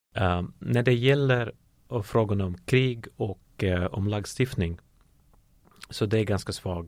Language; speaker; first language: Swedish; non-native, fluent; Russian